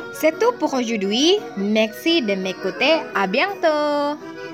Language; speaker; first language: French; non-native, learner; Indonesian